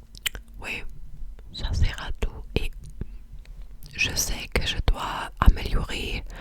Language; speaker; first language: French; non-native, learner; English